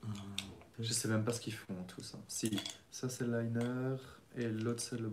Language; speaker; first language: French; native; French